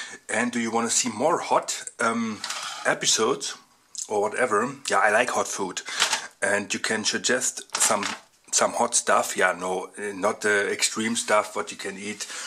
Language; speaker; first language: English; non-native, fluent; German